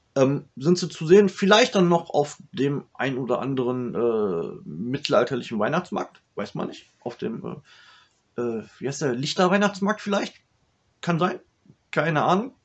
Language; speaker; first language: German; native; German